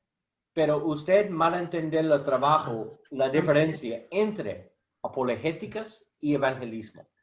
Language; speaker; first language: Spanish; non-native, learner; English